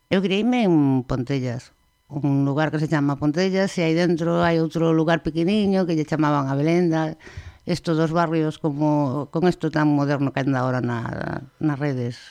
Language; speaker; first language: Galician; native; Galician